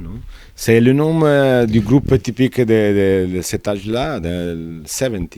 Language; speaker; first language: French; non-native, fluent; Italian